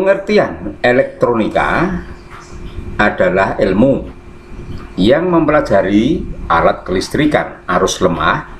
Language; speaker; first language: Indonesian; native; Indonesian